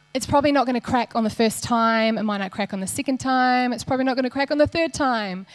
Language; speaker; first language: English; native; English